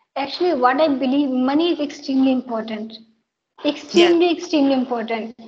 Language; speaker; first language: English; non-native, local second language; Hindi